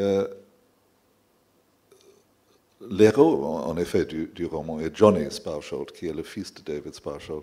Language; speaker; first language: French; non-native, fluent; English